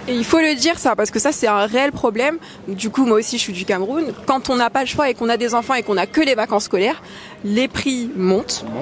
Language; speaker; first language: French; early bilingual, other home language; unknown